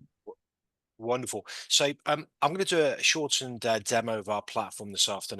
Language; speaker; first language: English; native; English